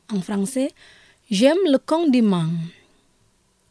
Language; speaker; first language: French; non-native, fluent; Indonesian